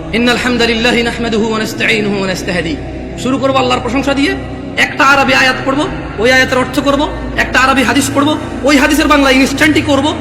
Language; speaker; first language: Bangla; early bilingual, heritage; Bangla